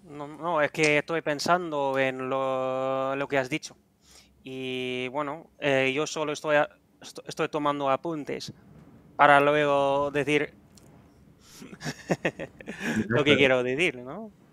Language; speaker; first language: Spanish; non-native, fluent; Dutch